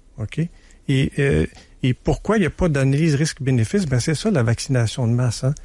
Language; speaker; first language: French; native; French